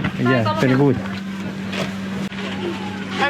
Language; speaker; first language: English; non-native, learner; Korean